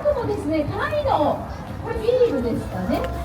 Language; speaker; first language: Japanese; native; Japanese